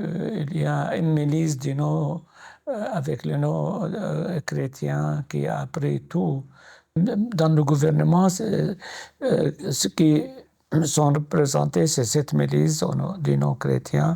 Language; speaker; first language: French; non-native, fluent; Arabic